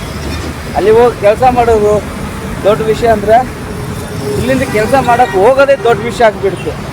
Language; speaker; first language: Kannada; non-native, local second language; Tamil